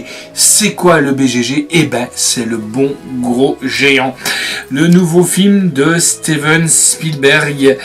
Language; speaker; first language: French; native; French